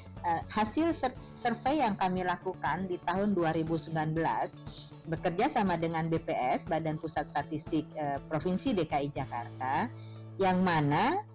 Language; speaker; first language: Indonesian; native; Indonesian